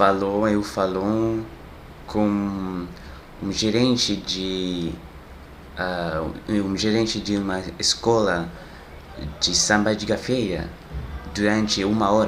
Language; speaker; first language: Portuguese; non-native, learner; French